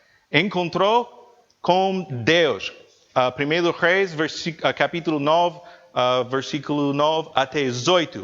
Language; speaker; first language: Portuguese; non-native, learner; English